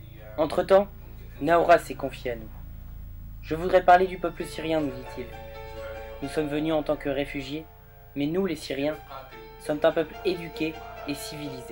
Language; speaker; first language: French; native; French